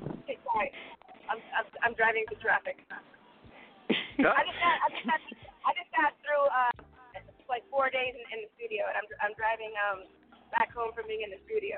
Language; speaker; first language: English; native; English